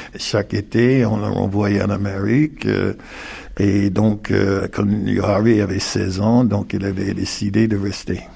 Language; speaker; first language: French; non-native, fluent; English